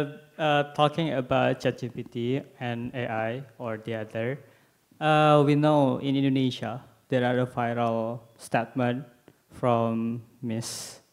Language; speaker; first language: English; non-native, learner; Indonesian